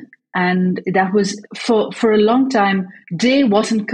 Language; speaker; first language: English; native; English